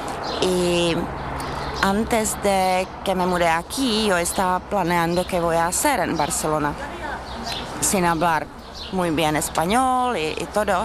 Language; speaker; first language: Spanish; non-native, fluent; Czech